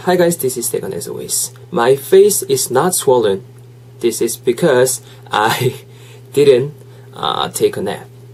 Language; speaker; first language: English; non-native, fluent; Korean